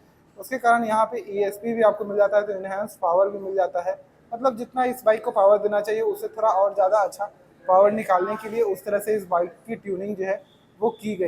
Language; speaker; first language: Hindi; native; Hindi